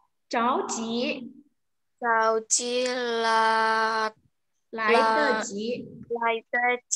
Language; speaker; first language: Chinese; non-native, fluent; Indonesian